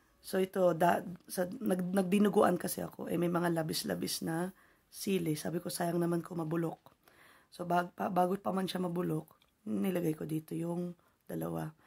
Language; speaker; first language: Filipino; native; Filipino